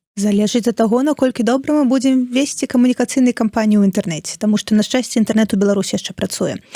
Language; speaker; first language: Belarusian; non-native, local second language; Russian